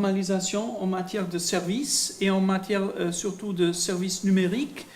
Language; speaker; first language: French; non-native, fluent; German